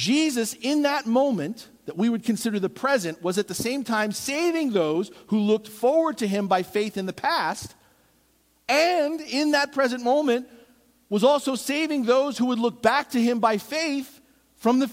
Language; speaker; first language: English; native; English